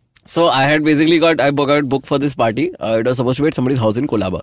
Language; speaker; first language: English; non-native, local second language; Hindi